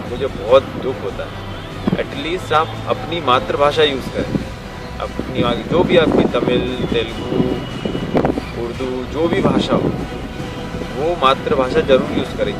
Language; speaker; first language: Hindi; native; Hindi